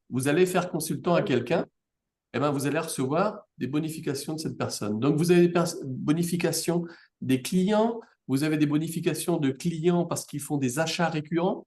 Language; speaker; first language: French; native; French